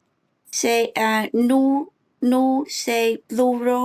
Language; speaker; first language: French; non-native, learner; English